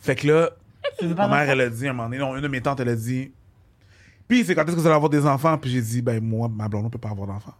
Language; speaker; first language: French; native; French